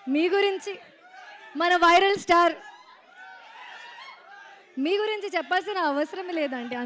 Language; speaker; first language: Telugu; non-native, fluent; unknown